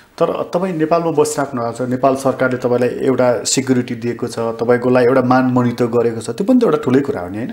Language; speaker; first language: Nepali; native; Nepali